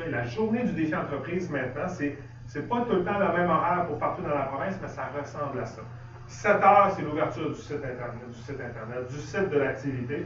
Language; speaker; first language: French; native; French